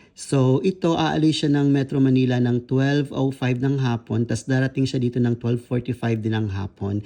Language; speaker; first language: Filipino; non-native, local second language; Kinaray-a